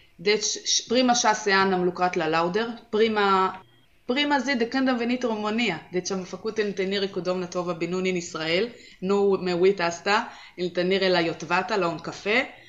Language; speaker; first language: Romanian; non-native, learner; Hebrew